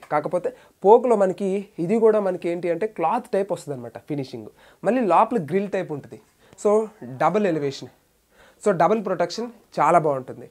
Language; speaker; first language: Telugu; native; Telugu